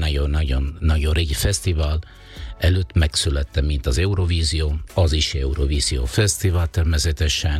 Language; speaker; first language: Hungarian; non-native, fluent; Italian